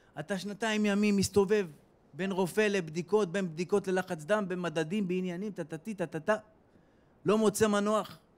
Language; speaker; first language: Hebrew; native; Hebrew